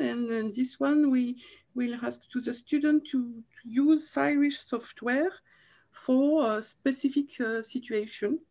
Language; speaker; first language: English; non-native, learner; French